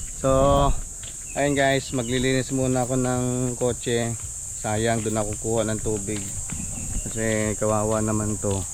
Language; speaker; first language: Filipino; non-native, local second language; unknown